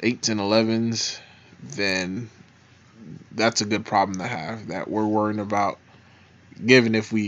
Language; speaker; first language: English; native; English